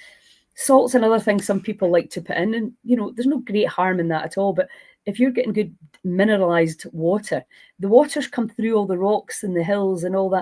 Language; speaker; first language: English; native; English